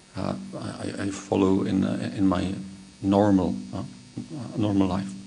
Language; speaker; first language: English; non-native, fluent; Czech